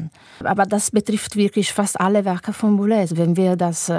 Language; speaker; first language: German; non-native, fluent; Italian